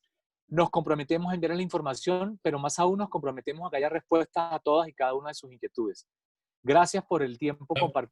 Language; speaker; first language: Spanish; native; Spanish